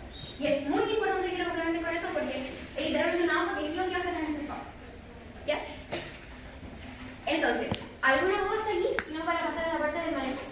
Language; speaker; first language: Spanish; native; Spanish